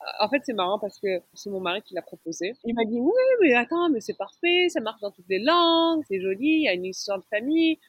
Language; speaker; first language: French; non-native, local second language; Arabic